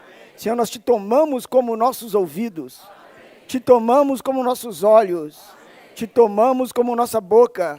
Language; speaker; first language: Portuguese; native; Portuguese